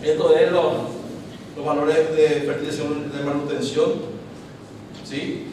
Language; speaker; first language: Spanish; native; Spanish